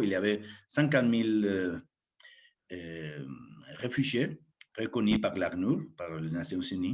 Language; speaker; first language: French; non-native, fluent; Spanish